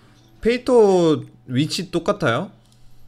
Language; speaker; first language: Korean; non-native, fluent; Russian